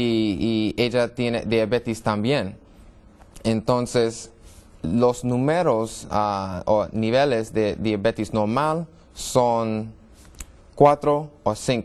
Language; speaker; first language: Spanish; non-native, learner; English